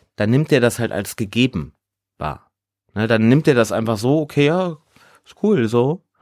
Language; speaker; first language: German; native; German